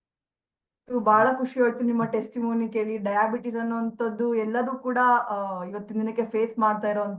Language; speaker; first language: Kannada; native; Kannada